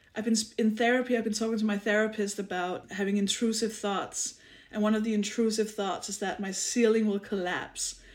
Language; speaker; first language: English; non-native, fluent; Danish